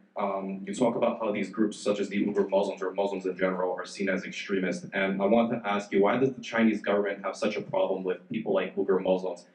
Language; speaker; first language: English; non-native, fluent; Chinese